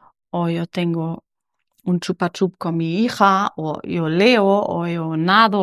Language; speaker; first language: Spanish; non-native, learner; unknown